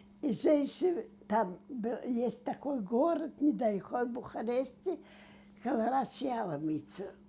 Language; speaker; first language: Russian; non-native, local second language; Yiddish